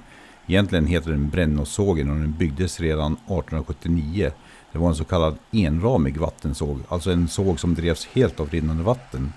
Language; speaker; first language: Swedish; native; Swedish